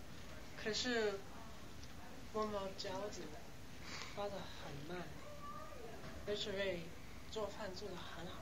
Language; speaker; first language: Chinese; non-native, learner; English